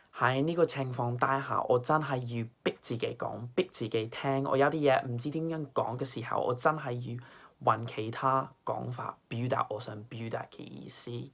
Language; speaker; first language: Cantonese; non-native, fluent; English